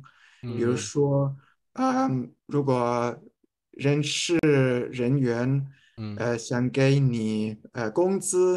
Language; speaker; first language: Chinese; non-native, fluent; German